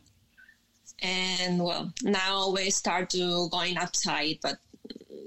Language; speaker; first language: English; non-native, learner; Spanish